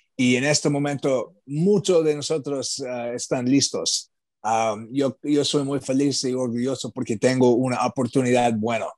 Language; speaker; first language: Spanish; non-native, learner; English